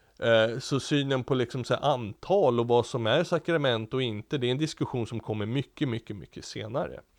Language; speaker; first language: Swedish; native; Swedish